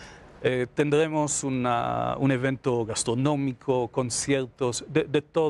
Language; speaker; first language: Spanish; non-native, fluent; Hebrew